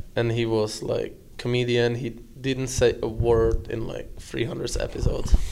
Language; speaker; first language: English; non-native, fluent; Czech